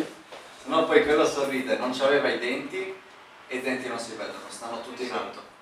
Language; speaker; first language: Italian; native; Italian